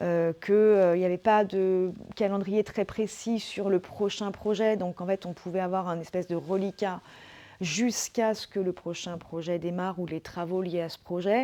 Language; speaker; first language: French; native; French